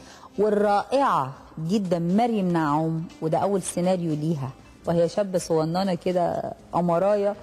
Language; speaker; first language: Arabic; native; Arabic